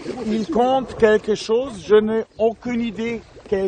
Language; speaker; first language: French; non-native, fluent; German